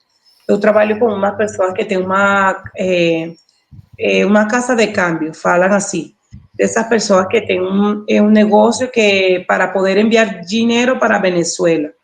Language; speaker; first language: Portuguese; non-native, learner; Spanish